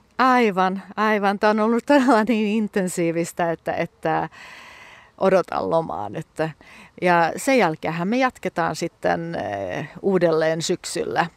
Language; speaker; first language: Finnish; early bilingual, heritage; Finnish